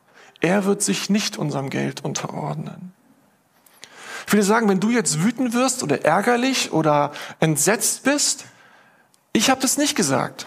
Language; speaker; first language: German; native; German